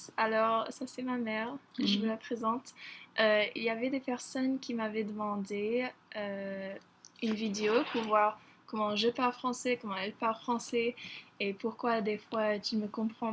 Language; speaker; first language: French; non-native, fluent; English